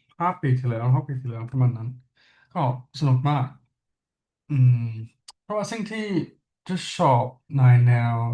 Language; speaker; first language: Thai; non-native, learner; English